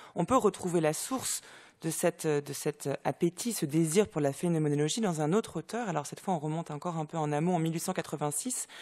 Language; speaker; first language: French; native; French